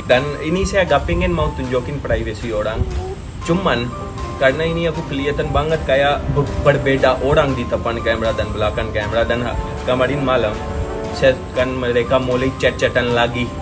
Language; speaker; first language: Indonesian; non-native, fluent; Hindi